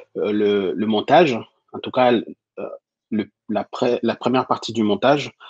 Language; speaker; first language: French; non-native, local second language; Lingala